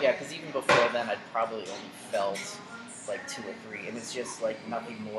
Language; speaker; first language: English; native; English